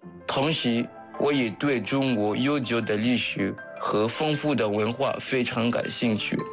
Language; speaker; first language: Chinese; non-native, fluent; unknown